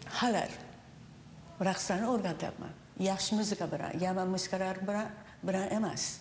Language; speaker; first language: Uzbek; non-native, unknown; Japanese